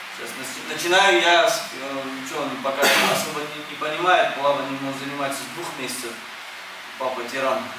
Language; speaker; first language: Russian; early bilingual, other home language; Armenian